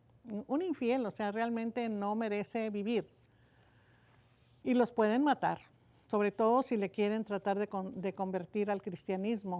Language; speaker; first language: Spanish; native; Spanish